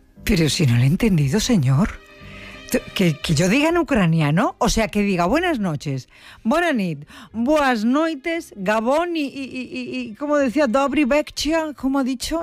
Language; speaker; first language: Spanish; native; Spanish